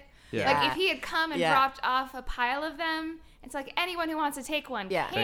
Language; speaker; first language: English; native; English